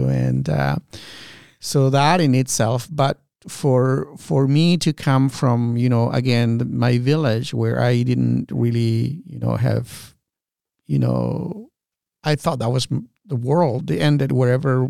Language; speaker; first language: English; non-native, fluent; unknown